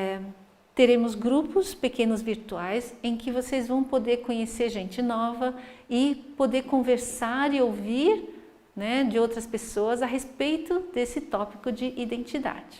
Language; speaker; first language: Portuguese; native; Portuguese